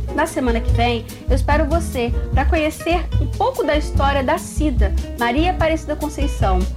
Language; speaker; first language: Portuguese; native; Portuguese